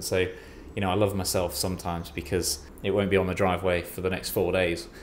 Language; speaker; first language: English; native; English